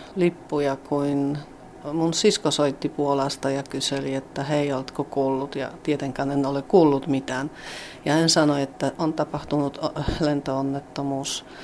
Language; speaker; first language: Finnish; non-native, fluent; Polish